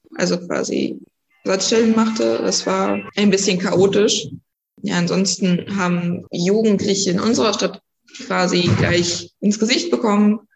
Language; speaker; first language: German; native; German